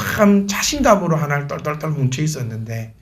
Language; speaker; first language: Korean; native; Korean